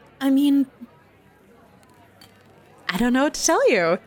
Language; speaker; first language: English; native; English